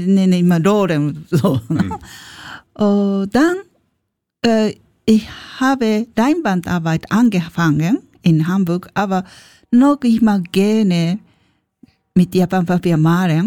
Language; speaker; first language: German; non-native, learner; Japanese